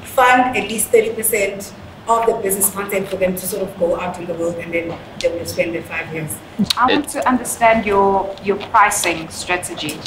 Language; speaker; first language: English; non-native, local second language; Zulu